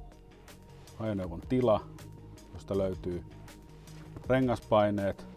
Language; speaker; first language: Finnish; native; Finnish